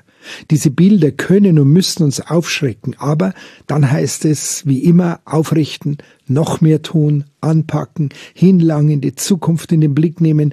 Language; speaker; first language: German; native; German